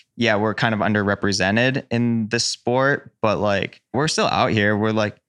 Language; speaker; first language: English; early bilingual, other home language; Cantonese